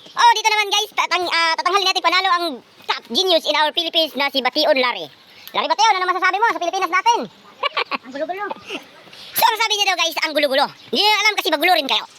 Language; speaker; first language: Filipino; non-native, local second language; Cebuano